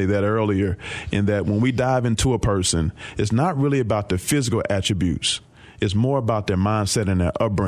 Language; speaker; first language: English; native; English